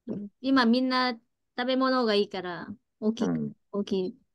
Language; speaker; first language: Japanese; non-native, fluent; Vietnamese